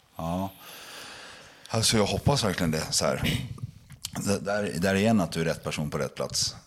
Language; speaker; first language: Swedish; native; Swedish